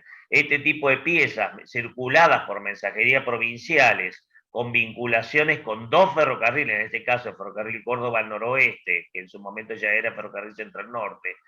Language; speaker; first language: Spanish; native; Spanish